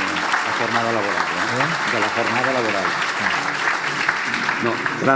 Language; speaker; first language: Spanish; native; Spanish